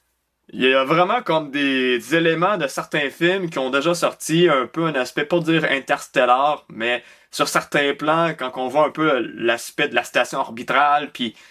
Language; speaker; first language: French; native; French